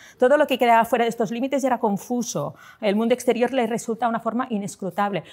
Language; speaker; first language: Spanish; non-native, local second language; Catalan